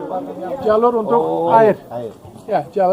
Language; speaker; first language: Indonesian; non-native, fluent; Turkish